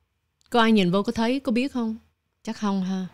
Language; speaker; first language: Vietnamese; early bilingual, heritage; Vietnamese